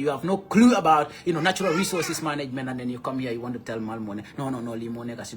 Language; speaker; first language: English; non-native, local second language; Wolof